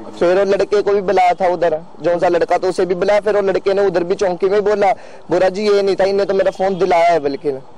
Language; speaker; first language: Hindi; non-native, local second language; Punjabi